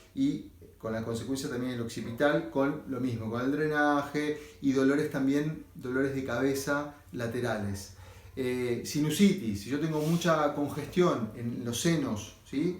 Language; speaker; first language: Spanish; native; Spanish